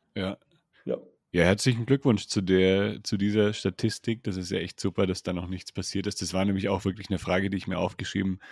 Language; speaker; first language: German; native; German